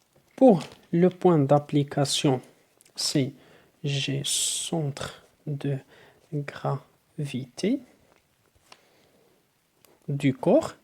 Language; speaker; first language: French; non-native, local second language; Arabic